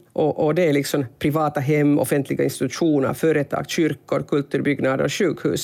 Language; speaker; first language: Swedish; non-native, local second language; Finnish